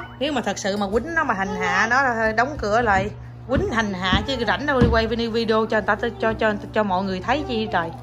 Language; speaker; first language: Vietnamese; native; Vietnamese